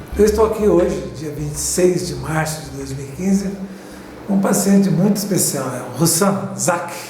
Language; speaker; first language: Portuguese; native; Portuguese